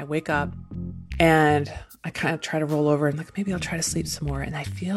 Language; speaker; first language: English; native; English